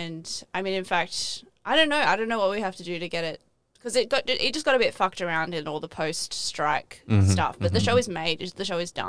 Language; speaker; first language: English; native; English